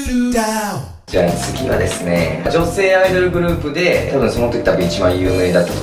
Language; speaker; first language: Japanese; native; Japanese